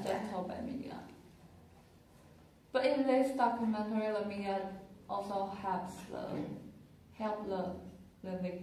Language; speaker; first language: English; non-native, learner; Chinese